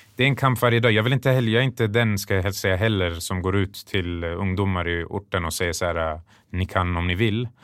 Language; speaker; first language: Swedish; early bilingual, other home language; Persian